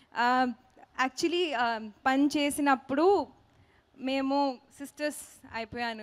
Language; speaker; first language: Telugu; non-native, local second language; Hindi